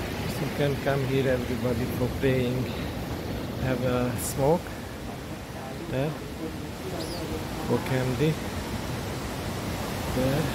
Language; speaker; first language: English; non-native, learner; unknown